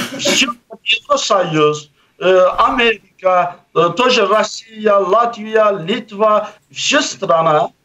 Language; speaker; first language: Russian; non-native, local second language; Azerbaijani